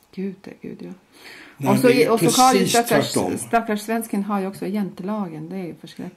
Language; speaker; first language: Swedish; non-native, fluent; Latvian